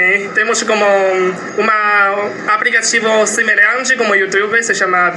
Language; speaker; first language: Portuguese; non-native, learner; Chinese